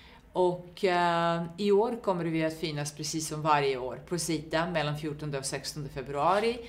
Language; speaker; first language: Swedish; non-native, fluent; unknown